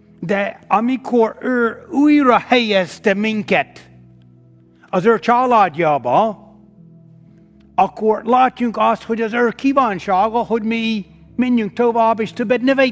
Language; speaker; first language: Hungarian; non-native, fluent; English